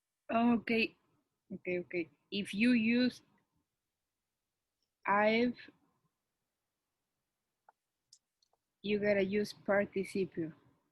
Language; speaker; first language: English; non-native, learner; Spanish